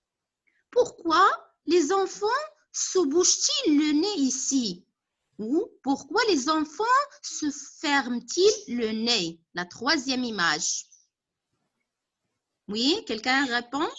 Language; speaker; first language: French; non-native, local second language; Arabic